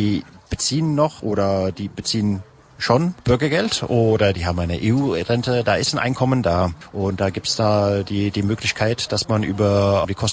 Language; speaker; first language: German; native; German